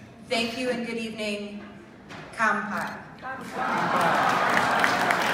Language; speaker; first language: English; native; English